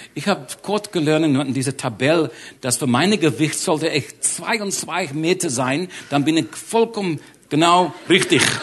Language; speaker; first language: German; non-native, learner; English